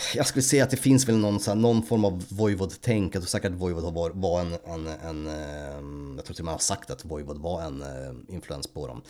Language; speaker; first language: Swedish; native; Swedish